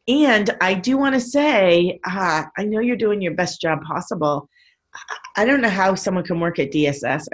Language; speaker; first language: English; native; English